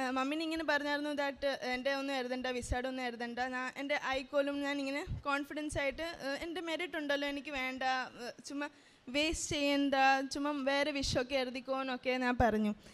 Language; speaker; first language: Malayalam; early bilingual, heritage; Malayalam